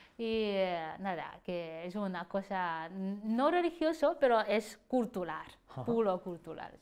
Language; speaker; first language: Spanish; non-native, learner; Chinese